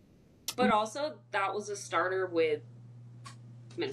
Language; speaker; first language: English; native; English